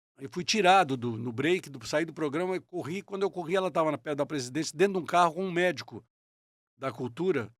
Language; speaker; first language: Portuguese; early bilingual, other home language; Italian